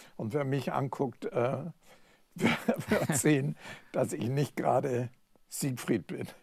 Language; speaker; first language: German; native; German